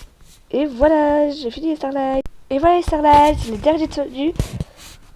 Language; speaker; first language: French; native; French